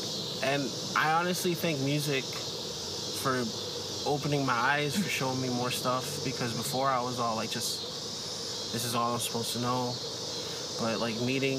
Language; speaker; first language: English; early bilingual, other home language; Spanish